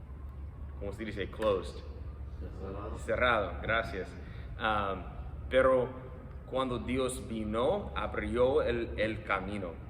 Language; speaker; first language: Spanish; non-native, fluent; English